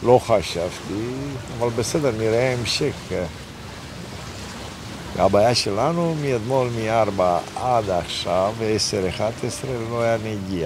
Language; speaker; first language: Hebrew; non-native, learner; Romanian